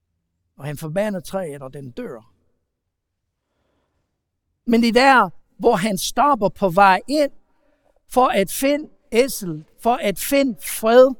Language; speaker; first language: Danish; non-native, fluent; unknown